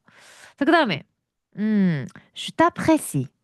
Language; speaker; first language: Korean; native; Korean